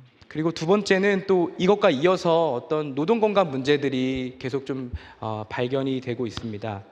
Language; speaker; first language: Korean; native; Korean